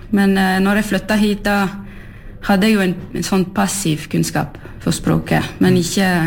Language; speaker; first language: Norwegian; early bilingual, heritage; French